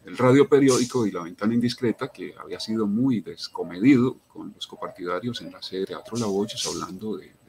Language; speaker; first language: Spanish; native; Spanish